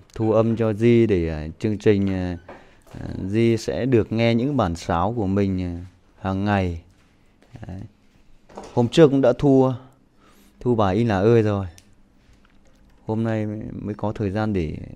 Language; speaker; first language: Vietnamese; non-native, local second language; Hmong